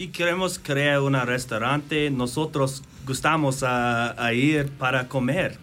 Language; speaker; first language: Spanish; non-native, learner; English